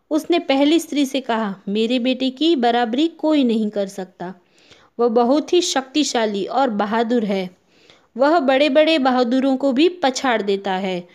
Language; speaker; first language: Hindi; non-native, local second language; Gujarati